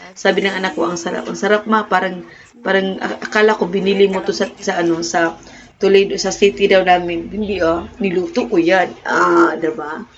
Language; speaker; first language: Filipino; non-native, local second language; Cebuano